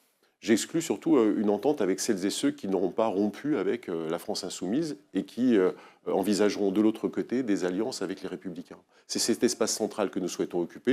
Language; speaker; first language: French; native; French